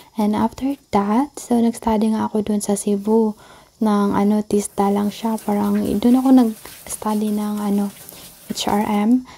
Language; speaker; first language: Filipino; non-native, local second language; Cebuano